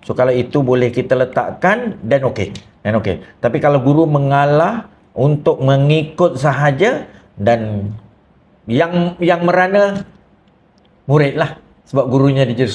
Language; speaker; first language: Malay; native; Malay